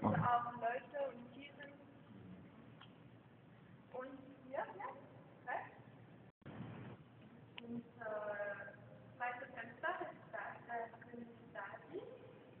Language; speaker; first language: German; non-native, fluent; French